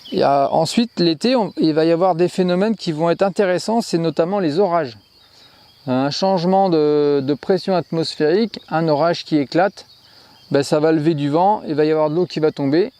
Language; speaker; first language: French; native; French